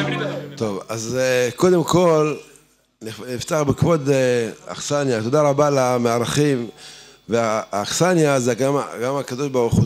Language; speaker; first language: Hebrew; native; Hebrew